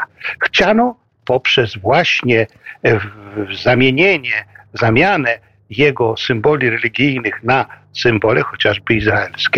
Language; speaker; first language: Polish; native; Polish